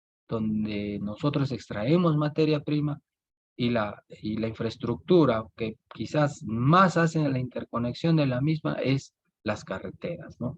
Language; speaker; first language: Spanish; native; Spanish